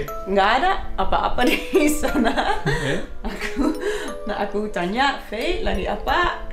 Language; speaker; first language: Indonesian; non-native, fluent; Dutch